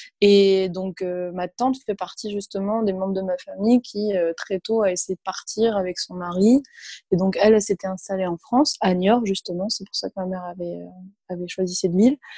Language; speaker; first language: French; early bilingual, other home language; Arabic